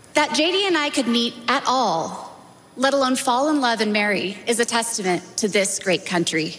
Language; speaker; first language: English; native; English